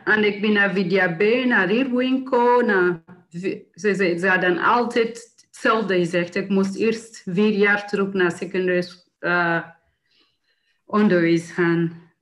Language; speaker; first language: Dutch; non-native, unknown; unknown